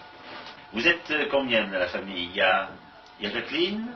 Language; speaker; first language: French; native; French